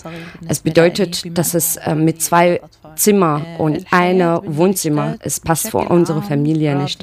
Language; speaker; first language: German; non-native, learner; Arabic